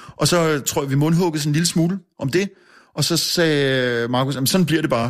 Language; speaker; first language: Danish; native; Danish